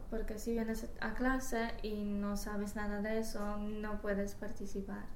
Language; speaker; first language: Spanish; non-native, fluent; English